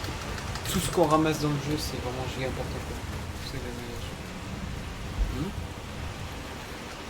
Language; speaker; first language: French; native; French